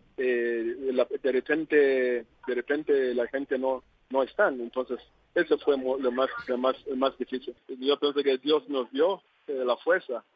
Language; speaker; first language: Spanish; non-native, learner; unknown